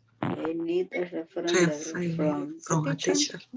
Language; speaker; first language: English; non-native, learner; Spanish